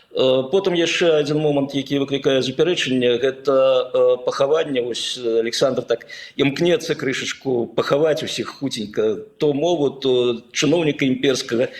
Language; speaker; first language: Belarusian; non-native, local second language; Russian